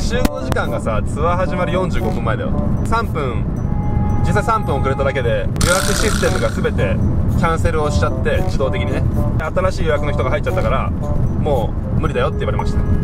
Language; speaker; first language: Japanese; native; Japanese